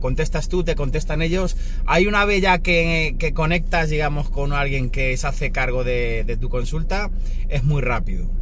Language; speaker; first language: Spanish; native; Spanish